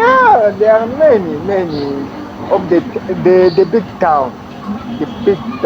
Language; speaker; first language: English; non-native, learner; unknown